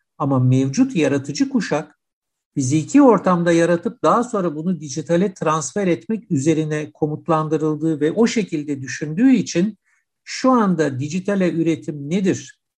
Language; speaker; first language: Turkish; native; Turkish